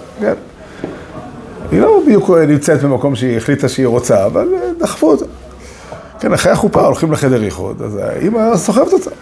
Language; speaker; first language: Hebrew; native; Hebrew